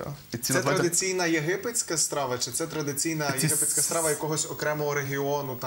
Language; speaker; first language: Ukrainian; native; Ukrainian